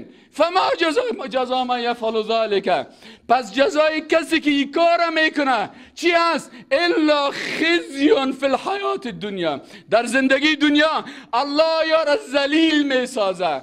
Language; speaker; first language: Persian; native; Persian